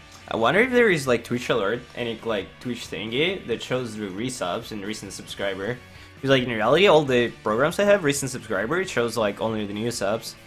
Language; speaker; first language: English; non-native, fluent; Russian